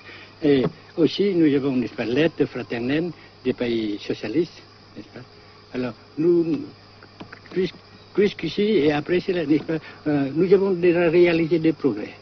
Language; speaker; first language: French; non-native, local second language; Vietnamese